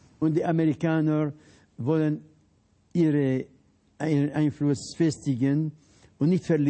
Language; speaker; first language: German; non-native, fluent; Arabic